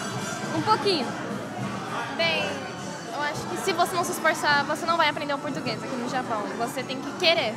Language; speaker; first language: Portuguese; early bilingual, heritage; Portuguese